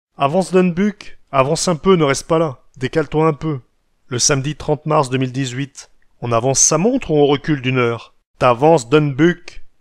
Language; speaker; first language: French; native; French